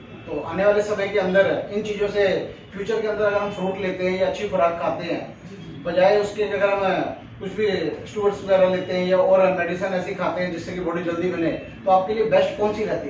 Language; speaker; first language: Hindi; native; Hindi